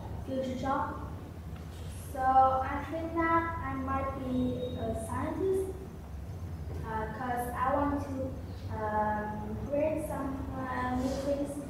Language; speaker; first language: English; non-native, learner; Vietnamese